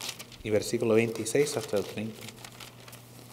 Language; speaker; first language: Spanish; non-native, fluent; English